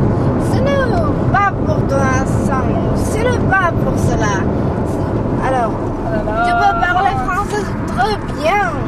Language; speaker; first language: French; non-native, learner; Georgian